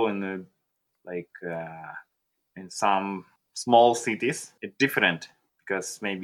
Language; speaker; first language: English; non-native, learner; Russian